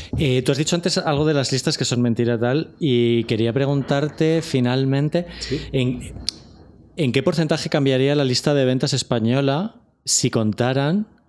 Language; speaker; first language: Spanish; native; Spanish